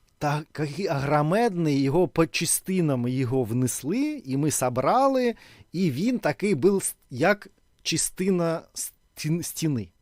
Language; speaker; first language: Ukrainian; non-native, local second language; Russian